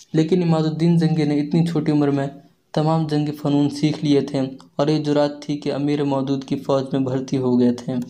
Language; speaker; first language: Urdu; native; Urdu